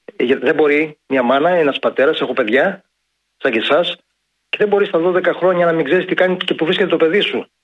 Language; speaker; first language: Greek; native; Greek